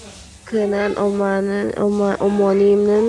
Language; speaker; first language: Korean; non-native, learner; Indonesian